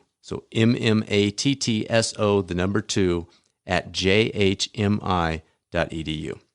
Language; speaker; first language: English; native; English